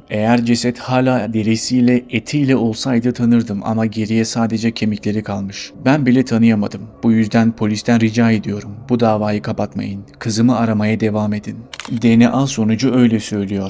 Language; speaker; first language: Turkish; native; Turkish